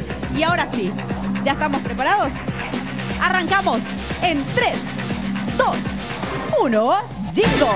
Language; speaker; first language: Spanish; native; Spanish